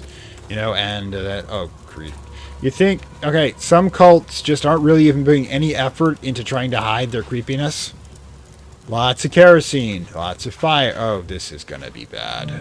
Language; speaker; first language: English; native; English